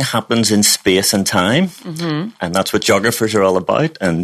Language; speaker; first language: English; native; English